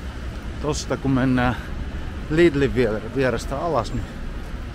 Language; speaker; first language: Finnish; native; Finnish